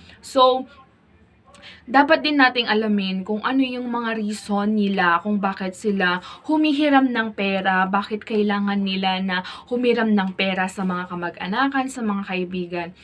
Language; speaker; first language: Filipino; native; Filipino